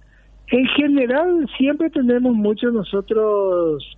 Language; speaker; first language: Spanish; native; Spanish